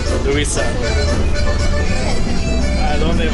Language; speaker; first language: Spanish; non-native, learner; English